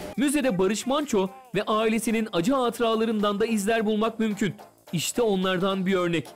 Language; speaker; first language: Turkish; native; Turkish